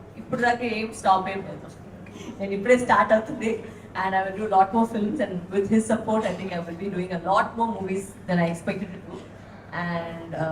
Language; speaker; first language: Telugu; non-native, local second language; Tamil